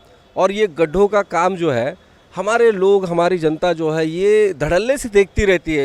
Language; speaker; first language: Hindi; non-native, local second language; Marathi